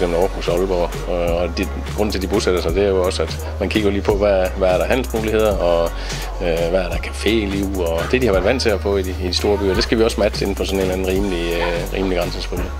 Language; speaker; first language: Danish; native; Danish